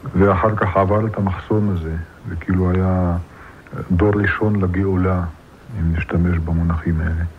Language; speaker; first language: Hebrew; non-native, local second language; Arabic